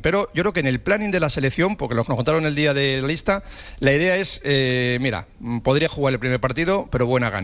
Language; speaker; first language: Spanish; native; Spanish